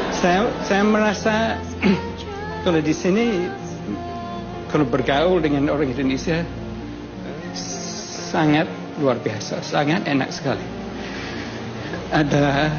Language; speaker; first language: Indonesian; non-native, fluent; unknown